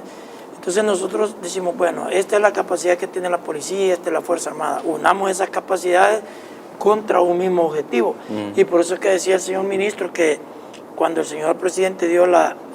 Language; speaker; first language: Spanish; native; Spanish